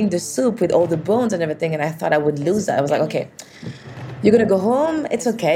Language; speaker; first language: English; non-native, fluent; French